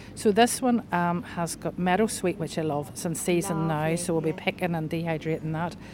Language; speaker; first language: English; native; English